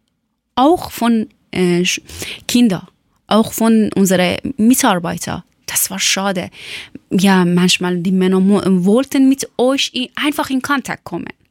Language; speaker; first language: German; non-native, learner; Persian